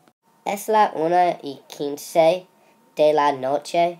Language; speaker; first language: Spanish; non-native, learner; English